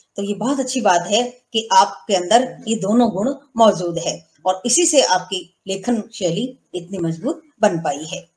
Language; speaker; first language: Hindi; native; Hindi